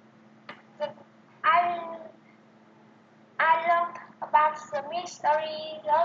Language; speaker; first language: English; non-native, learner; Vietnamese